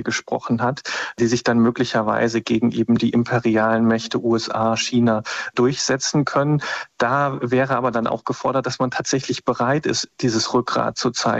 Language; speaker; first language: German; native; German